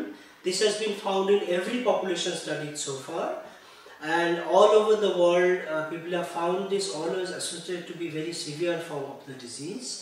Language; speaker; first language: English; non-native, local second language; Bangla